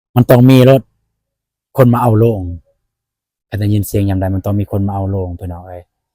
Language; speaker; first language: Lao; non-native, local second language; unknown